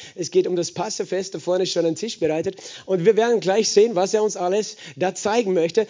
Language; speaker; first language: German; native; German